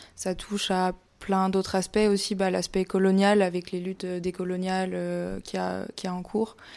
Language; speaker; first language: French; native; French